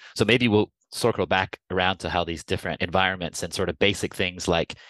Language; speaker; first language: English; native; English